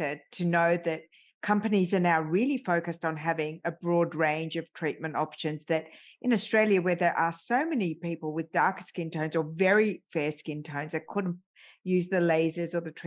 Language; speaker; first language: English; native; English